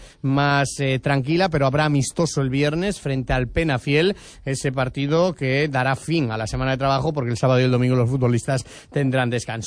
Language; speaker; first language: Spanish; native; Spanish